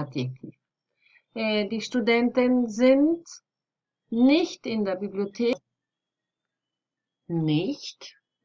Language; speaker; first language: German; non-native, fluent; Spanish